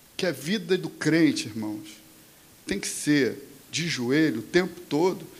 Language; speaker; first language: Portuguese; native; Portuguese